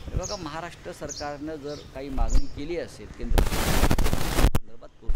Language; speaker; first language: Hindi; non-native, local second language; Marathi